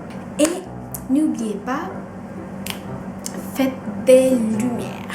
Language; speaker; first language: French; non-native, fluent; Indonesian